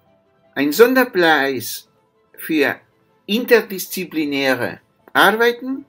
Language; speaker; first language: German; non-native, fluent; Spanish